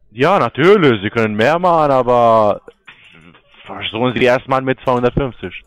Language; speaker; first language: German; non-native, learner; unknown